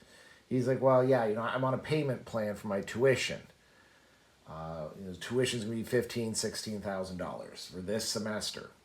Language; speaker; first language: English; native; English